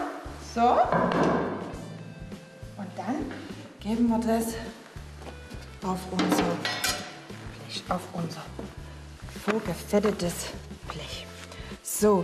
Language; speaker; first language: German; native; German